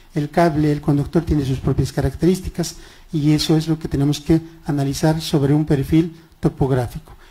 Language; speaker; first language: Spanish; non-native, local second language; Quechua